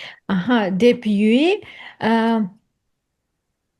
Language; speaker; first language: French; non-native, learner; Ukrainian